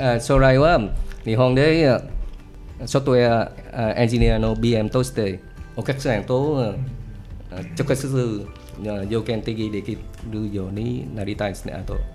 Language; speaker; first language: Japanese; non-native, learner; Vietnamese